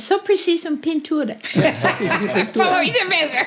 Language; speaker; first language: Portuguese; non-native, fluent; English